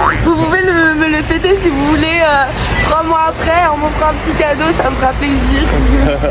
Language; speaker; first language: French; native; French